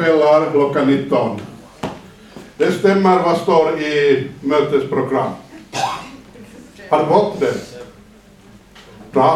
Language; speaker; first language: Swedish; non-native, fluent; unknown